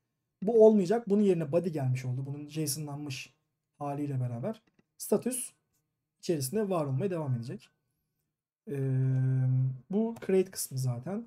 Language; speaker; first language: Turkish; native; Turkish